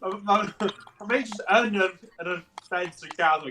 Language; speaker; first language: Welsh; native; Welsh